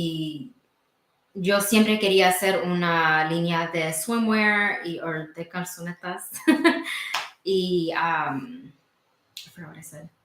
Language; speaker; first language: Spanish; early bilingual, heritage; Spanish